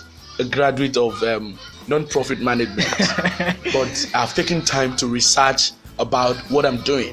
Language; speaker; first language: English; non-native, local second language; Yoruba